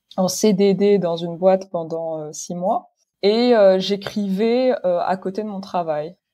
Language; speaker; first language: French; non-native, local second language; Arabic